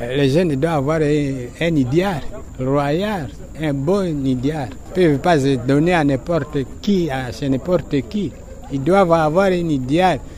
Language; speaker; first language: French; non-native, local second language; Swahili